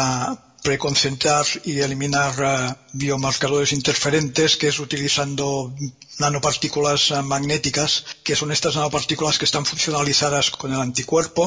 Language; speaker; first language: Spanish; native; Spanish